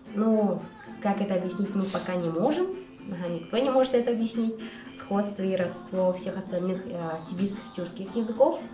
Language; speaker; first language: Russian; non-native, local second language; Yakut